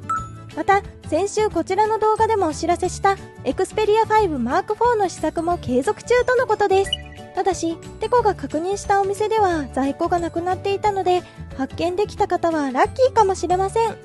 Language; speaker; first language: Japanese; native; Japanese